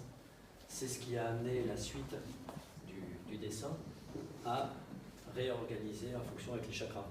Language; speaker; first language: French; native; French